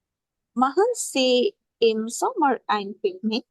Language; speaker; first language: German; non-native, learner; Indonesian